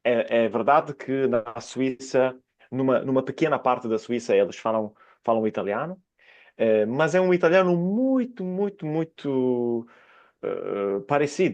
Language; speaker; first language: Portuguese; non-native, fluent; Italian